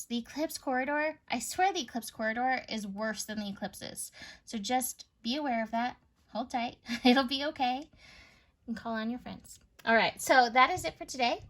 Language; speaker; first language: English; native; English